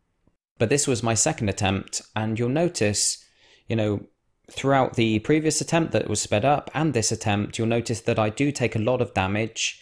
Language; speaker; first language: English; native; English